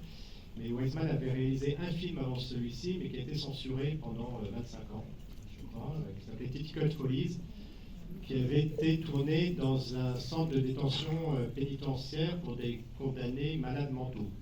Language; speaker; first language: French; native; French